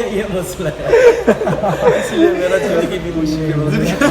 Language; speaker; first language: Urdu; non-native, learner; Korean